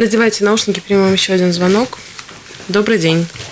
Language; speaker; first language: Russian; native; Russian